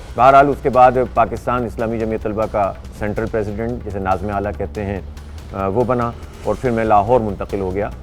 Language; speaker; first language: Urdu; native; Urdu